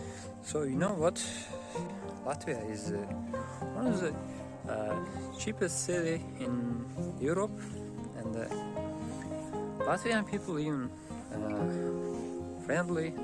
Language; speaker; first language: English; non-native, learner; Uzbek